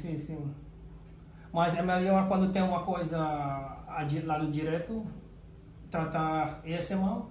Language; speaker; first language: Portuguese; non-native, learner; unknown